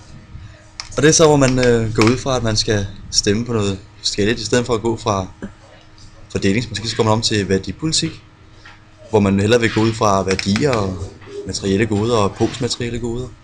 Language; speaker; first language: Danish; native; Danish